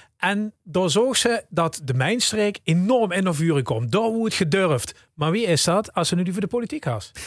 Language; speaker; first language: Dutch; native; Dutch